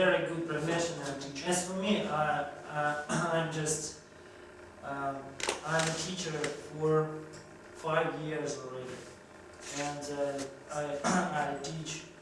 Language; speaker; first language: English; non-native, fluent; Russian